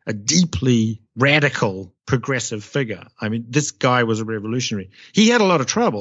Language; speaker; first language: English; native; English